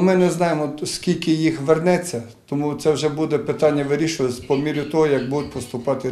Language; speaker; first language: Ukrainian; native; Ukrainian